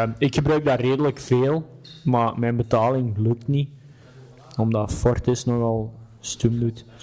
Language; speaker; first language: Dutch; native; Dutch